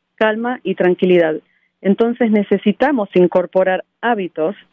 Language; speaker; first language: Spanish; native; Spanish